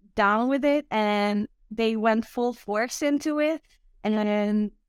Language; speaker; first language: English; non-native, fluent; Croatian